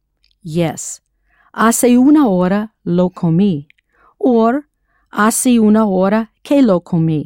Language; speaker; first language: Spanish; non-native, fluent; English